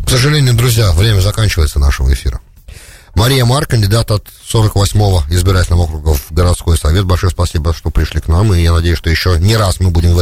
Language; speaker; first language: Russian; native; Russian